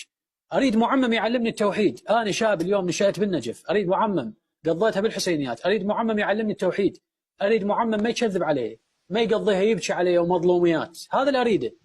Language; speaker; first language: Arabic; native; Arabic